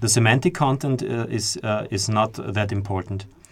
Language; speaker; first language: English; non-native, fluent; German